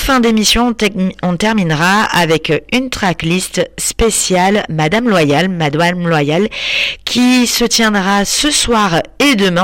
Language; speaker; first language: French; native; French